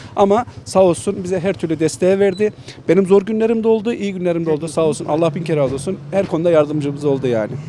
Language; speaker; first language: Turkish; native; Turkish